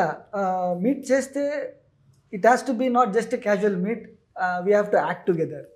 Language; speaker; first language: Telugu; non-native, local second language; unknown